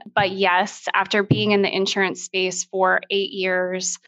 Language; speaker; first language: English; native; English